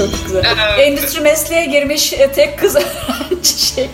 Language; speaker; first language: Turkish; native; Turkish